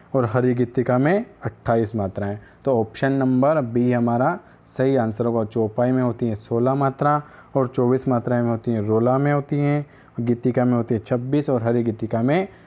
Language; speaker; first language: Hindi; native; Hindi